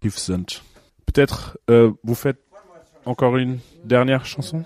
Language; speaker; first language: French; non-native, fluent; German